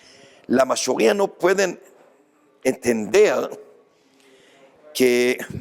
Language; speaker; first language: Spanish; non-native, fluent; Hebrew